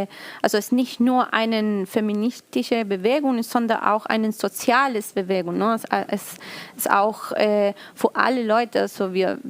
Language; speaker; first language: German; non-native, learner; Spanish